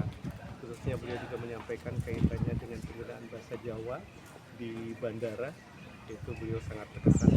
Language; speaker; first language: Indonesian; native; Indonesian